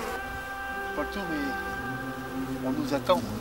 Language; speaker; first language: French; native; French